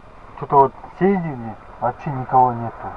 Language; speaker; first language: Russian; non-native, local second language; Kyrgyz